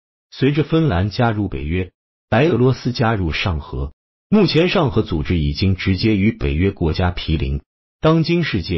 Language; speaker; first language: Chinese; native; Chinese